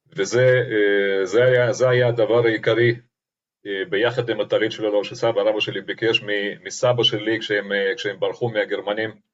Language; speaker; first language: Hebrew; non-native, fluent; Russian